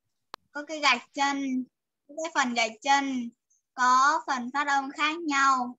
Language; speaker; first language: Vietnamese; native; Vietnamese